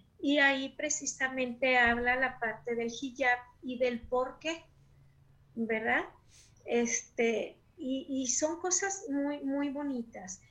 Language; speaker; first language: Spanish; native; Spanish